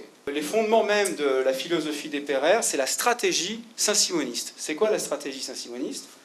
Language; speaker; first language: French; native; French